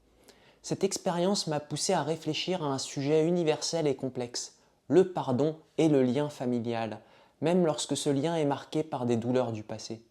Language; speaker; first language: French; native; French